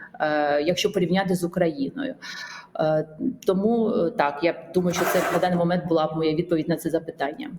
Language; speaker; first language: Ukrainian; non-native, fluent; Georgian